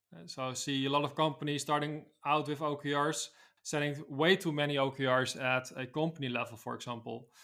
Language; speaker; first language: English; non-native, fluent; Dutch